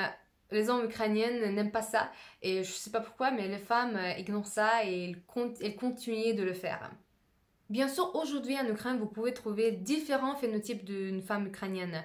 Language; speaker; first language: French; non-native, fluent; Russian